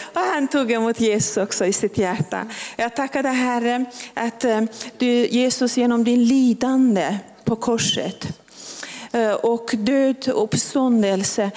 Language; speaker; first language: Swedish; non-native, local second language; Persian